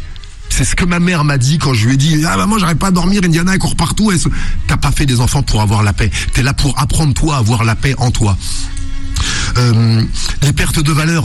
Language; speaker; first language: French; native; French